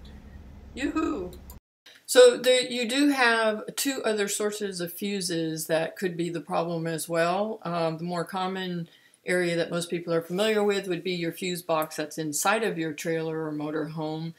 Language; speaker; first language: English; native; English